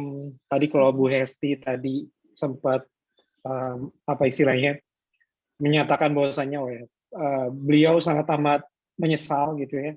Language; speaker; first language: Indonesian; native; Indonesian